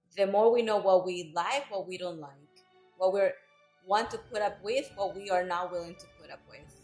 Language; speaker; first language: English; non-native, fluent; Spanish